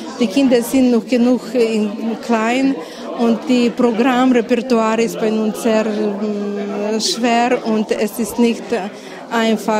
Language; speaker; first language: German; non-native, learner; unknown